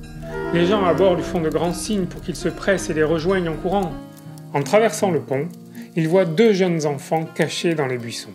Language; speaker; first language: French; native; French